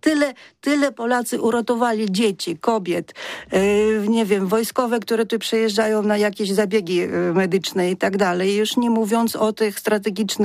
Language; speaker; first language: Polish; non-native, fluent; Ukrainian